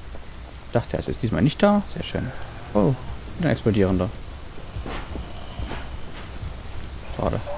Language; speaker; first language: German; native; German